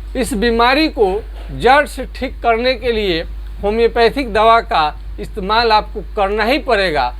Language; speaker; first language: Hindi; non-native, local second language; Bhojpuri